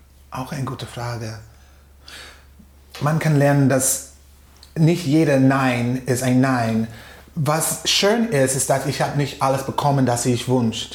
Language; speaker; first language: German; non-native, fluent; English